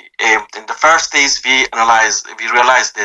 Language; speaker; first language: English; non-native, fluent; Persian